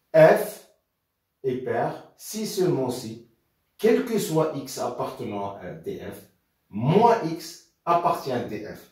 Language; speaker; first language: French; non-native, local second language; Arabic